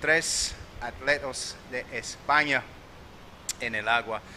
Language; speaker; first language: Spanish; non-native, fluent; French